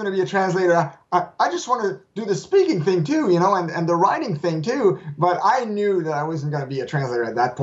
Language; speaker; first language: English; non-native, fluent; French